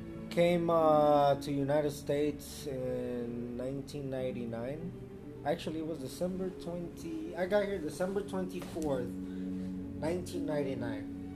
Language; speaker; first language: English; early bilingual, other home language; Spanish